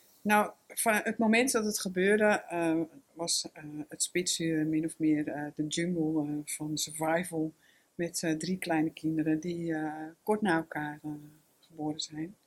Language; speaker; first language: Dutch; native; Dutch